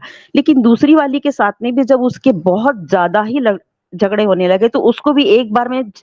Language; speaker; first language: Hindi; native; Hindi